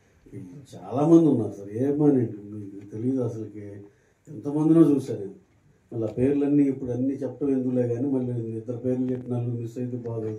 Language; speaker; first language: Telugu; native; Telugu